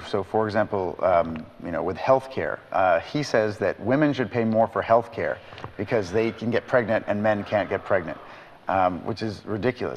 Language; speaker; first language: English; native; English